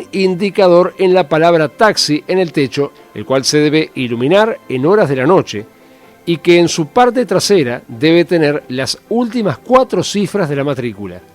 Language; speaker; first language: Spanish; native; Spanish